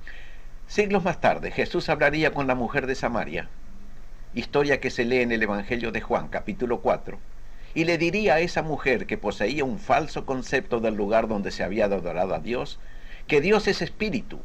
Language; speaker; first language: Spanish; native; Spanish